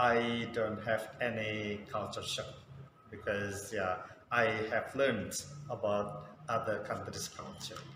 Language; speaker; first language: English; non-native, fluent; Sundanese